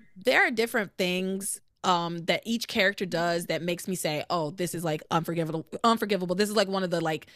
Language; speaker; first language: English; native; English